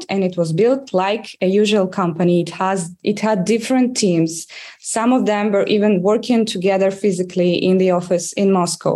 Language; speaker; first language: English; non-native, fluent; Russian